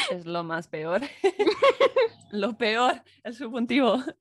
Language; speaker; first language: Spanish; non-native, fluent; English